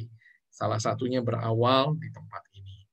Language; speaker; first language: Indonesian; native; Indonesian